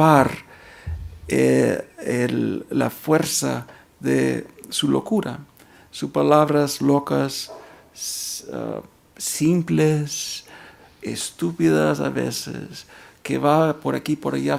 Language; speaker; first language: Spanish; early bilingual, heritage; Spanish